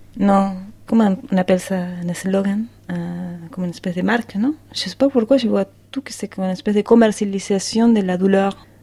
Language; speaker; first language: French; non-native, fluent; Spanish